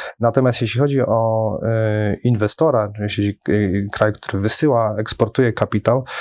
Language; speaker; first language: Polish; native; Polish